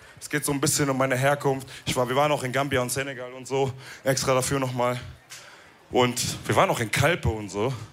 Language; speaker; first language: German; early bilingual, other home language; Wolof